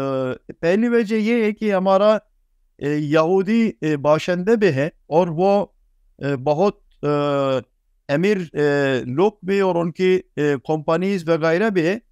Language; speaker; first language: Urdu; non-native, fluent; Turkish